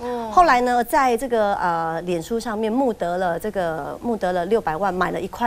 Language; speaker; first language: Chinese; native; Chinese